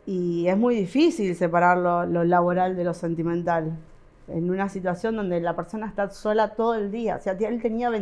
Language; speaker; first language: Spanish; native; Spanish